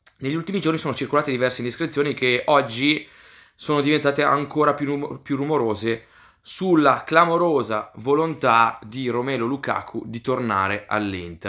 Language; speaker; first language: Italian; native; Italian